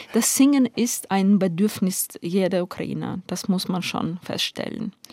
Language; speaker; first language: German; non-native, fluent; Ukrainian